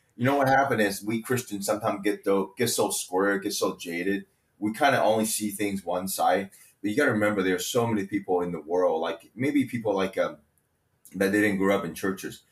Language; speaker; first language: English; early bilingual, other home language; Chinese